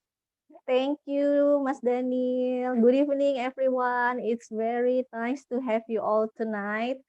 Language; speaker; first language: English; non-native, fluent; Indonesian